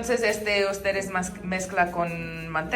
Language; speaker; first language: Spanish; early bilingual, heritage; English